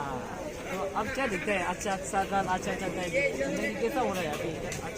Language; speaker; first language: Hindi; non-native, learner; Tibetan